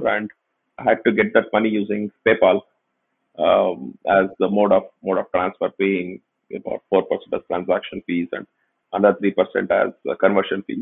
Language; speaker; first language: English; non-native, local second language; Kannada